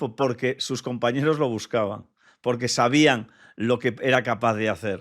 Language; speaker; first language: Spanish; native; Spanish